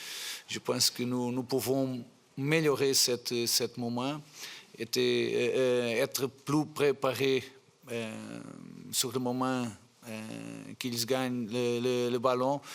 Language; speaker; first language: French; non-native, fluent; Portuguese